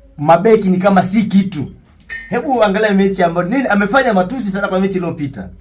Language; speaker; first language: Swahili; native; Swahili